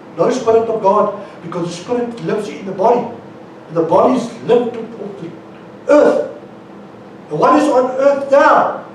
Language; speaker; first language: English; non-native, local second language; Afrikaans